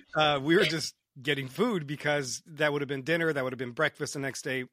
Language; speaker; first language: English; early bilingual, other home language; Romanian